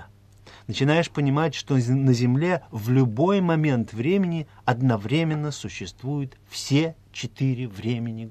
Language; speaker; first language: Russian; native; Russian